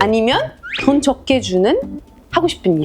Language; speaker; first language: Korean; non-native, fluent; Arabic